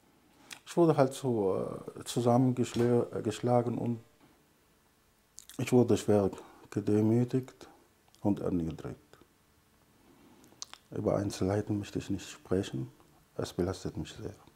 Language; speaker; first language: German; non-native, fluent; Arabic